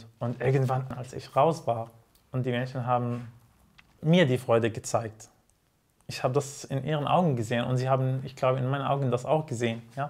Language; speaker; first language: German; non-native, fluent; Arabic